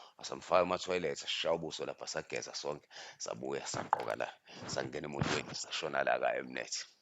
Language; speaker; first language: Zulu; native; Zulu